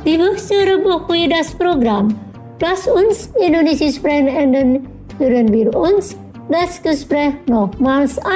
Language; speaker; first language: German; non-native, fluent; Indonesian